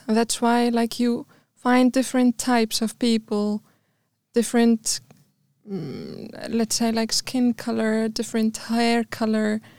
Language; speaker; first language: English; non-native, fluent; Arabic